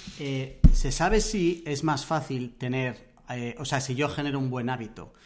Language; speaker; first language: Spanish; native; Spanish